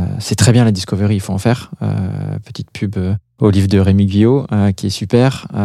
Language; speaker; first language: French; native; French